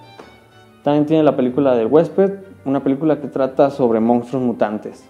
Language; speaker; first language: Spanish; native; Spanish